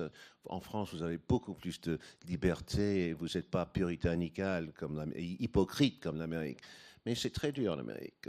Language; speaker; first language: French; non-native, fluent; English